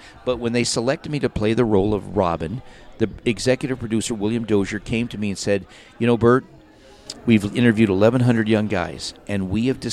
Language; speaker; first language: English; native; English